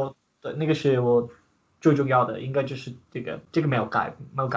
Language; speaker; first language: Chinese; non-native, learner; English